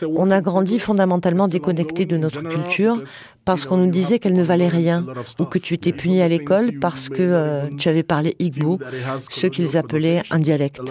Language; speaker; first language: French; non-native, fluent; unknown